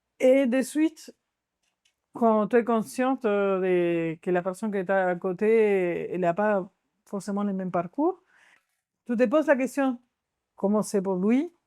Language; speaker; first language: French; non-native, fluent; Spanish